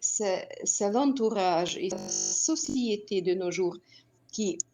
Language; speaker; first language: French; non-native, fluent; Hungarian